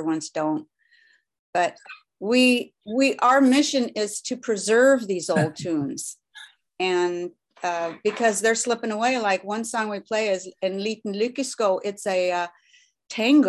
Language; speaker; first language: English; early bilingual, other home language; Norwegian